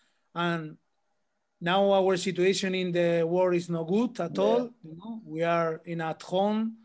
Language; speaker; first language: English; non-native, learner; Spanish